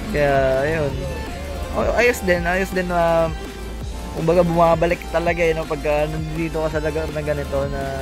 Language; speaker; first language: Filipino; native; Filipino